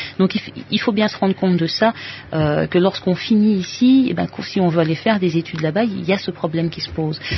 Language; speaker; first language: French; native; French